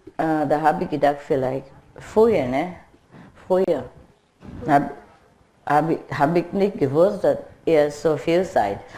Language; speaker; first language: German; non-native, learner; Vietnamese